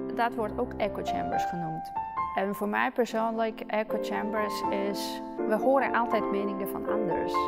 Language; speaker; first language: Dutch; non-native, fluent; Russian